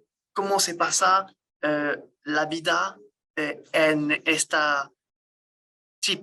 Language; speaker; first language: Spanish; non-native, learner; French